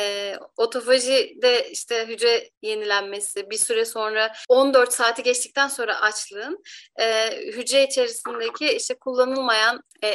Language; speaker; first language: Turkish; native; Turkish